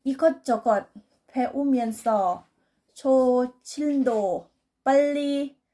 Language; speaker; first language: Korean; non-native, learner; Thai